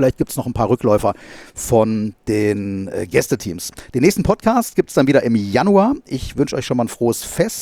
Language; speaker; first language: German; native; German